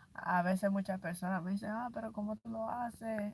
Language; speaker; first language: Spanish; early bilingual, heritage; Spanish